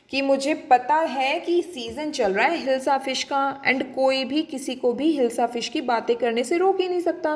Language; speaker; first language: Hindi; native; Hindi